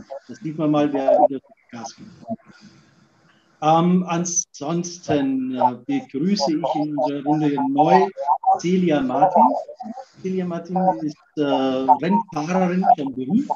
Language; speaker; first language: German; native; German